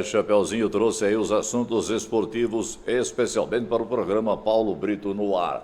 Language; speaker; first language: Portuguese; native; Portuguese